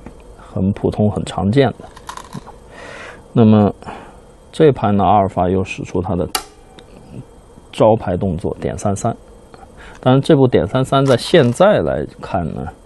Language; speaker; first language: Chinese; native; Chinese